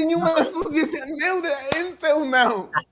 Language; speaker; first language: Portuguese; non-native, fluent; Italian